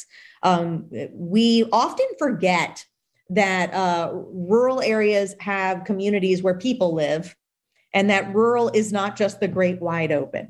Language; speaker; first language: English; native; English